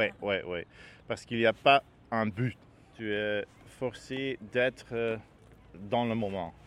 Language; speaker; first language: French; non-native, learner; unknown